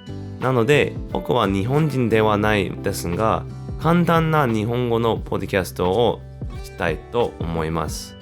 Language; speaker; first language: Japanese; non-native, learner; English